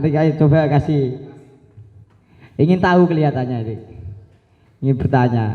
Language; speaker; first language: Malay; non-native, local second language; Javanese